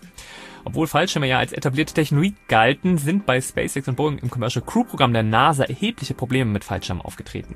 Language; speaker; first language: German; native; German